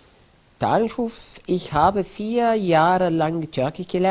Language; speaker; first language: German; non-native, fluent; Arabic